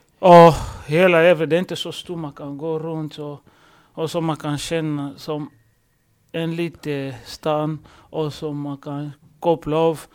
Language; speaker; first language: Swedish; non-native, fluent; Lingala